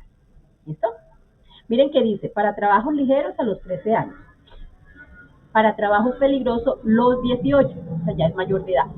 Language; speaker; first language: Spanish; native; Spanish